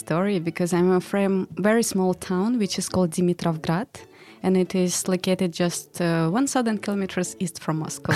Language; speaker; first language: English; non-native, fluent; Russian